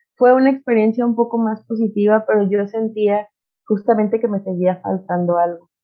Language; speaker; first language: Spanish; non-native, local second language; Nahuatl languages